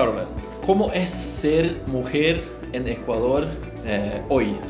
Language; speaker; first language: Spanish; non-native, fluent; Norwegian